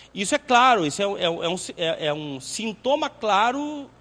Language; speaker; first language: Portuguese; native; Portuguese